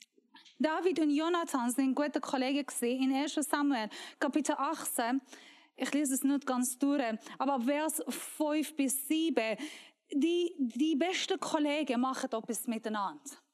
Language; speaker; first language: German; non-native, learner; Persian